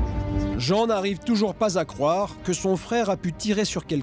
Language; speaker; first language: French; native; French